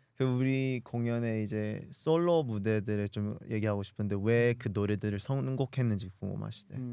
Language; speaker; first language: Korean; early bilingual, other home language; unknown